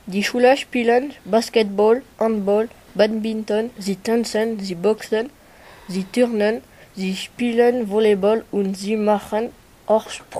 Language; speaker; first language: German; non-native, learner; French